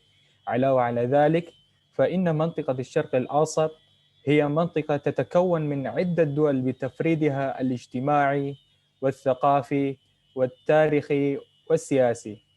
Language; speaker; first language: Arabic; non-native, fluent; Indonesian